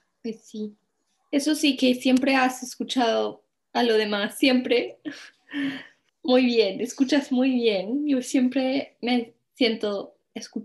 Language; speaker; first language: Spanish; non-native, fluent; English